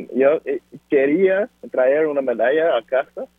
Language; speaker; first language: Spanish; early bilingual, other home language; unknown